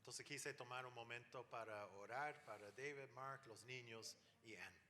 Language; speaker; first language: Spanish; non-native, fluent; English